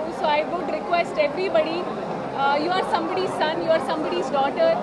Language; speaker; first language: Telugu; non-native, fluent; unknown